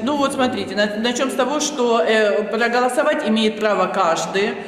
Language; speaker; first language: Russian; native; Russian